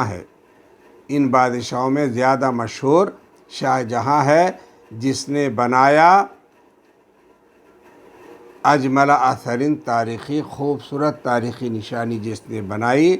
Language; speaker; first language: Urdu; native; Urdu